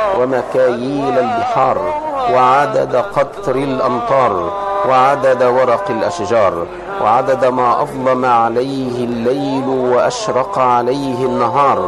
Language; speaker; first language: Arabic; native; Arabic